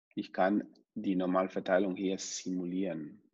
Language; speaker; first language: German; non-native, fluent; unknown